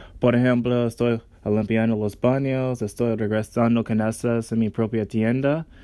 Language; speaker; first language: Spanish; non-native, learner; English